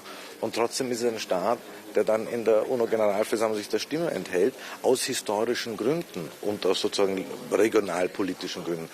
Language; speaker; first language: German; native; German